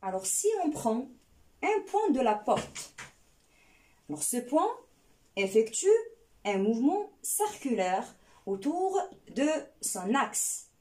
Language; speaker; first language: French; non-native, local second language; Arabic